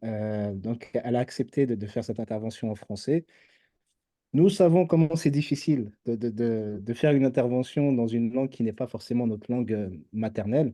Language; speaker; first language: French; native; French